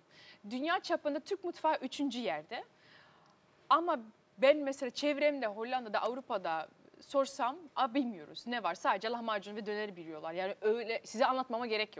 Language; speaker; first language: Turkish; early bilingual, heritage; Turkish